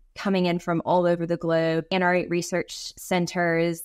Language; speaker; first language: English; native; English